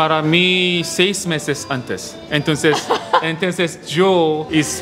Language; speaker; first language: Spanish; non-native, learner; Korean